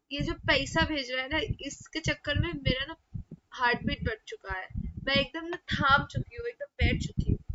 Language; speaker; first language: Hindi; non-native, local second language; Bangla